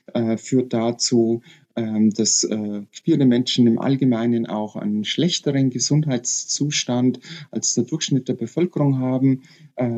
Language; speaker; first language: German; native; German